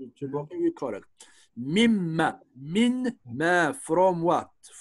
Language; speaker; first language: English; non-native, fluent; Arabic